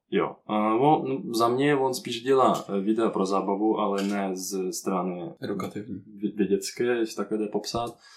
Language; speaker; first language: Czech; non-native, fluent; Russian